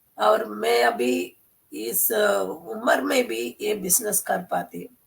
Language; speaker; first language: Hindi; non-native, local second language; Malayalam